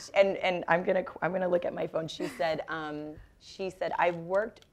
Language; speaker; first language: English; native; English